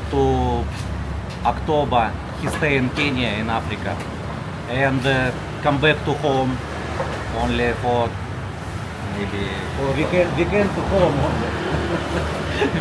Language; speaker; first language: English; non-native, learner; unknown